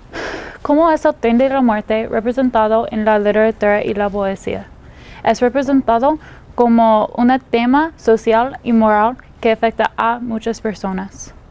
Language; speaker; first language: Spanish; non-native, learner; English